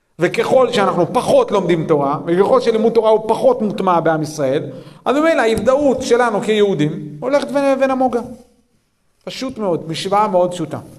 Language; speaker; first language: Hebrew; native; Hebrew